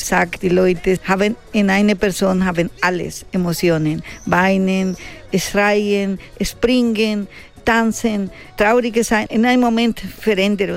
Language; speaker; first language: German; non-native, learner; Spanish